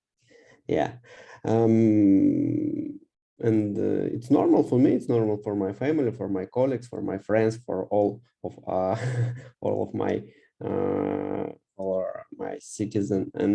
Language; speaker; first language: English; non-native, learner; Russian